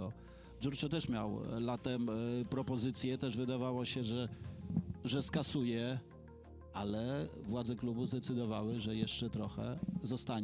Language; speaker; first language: Polish; native; Polish